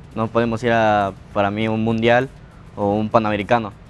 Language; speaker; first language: Spanish; native; Spanish